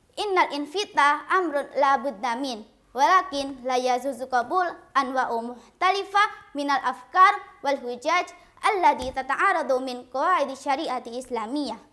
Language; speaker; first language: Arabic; non-native, learner; Indonesian